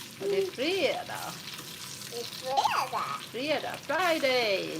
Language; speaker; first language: Swedish; non-native, learner; Thai